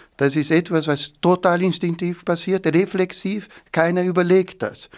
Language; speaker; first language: German; non-native, fluent; Portuguese